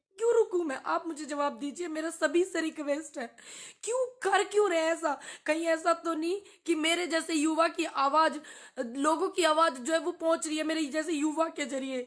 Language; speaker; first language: Hindi; native; Hindi